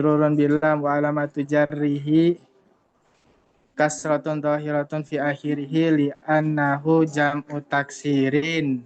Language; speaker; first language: Arabic; non-native, learner; Indonesian